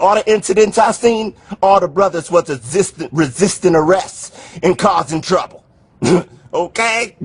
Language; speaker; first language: English; native; English